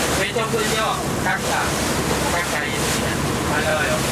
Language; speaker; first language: Korean; non-native, learner; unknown